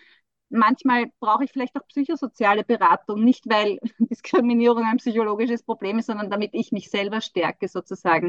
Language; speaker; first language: German; native; German